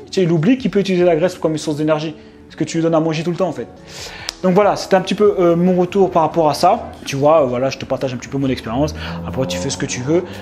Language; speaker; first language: French; native; French